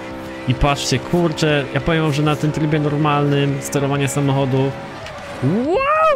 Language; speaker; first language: Polish; native; Polish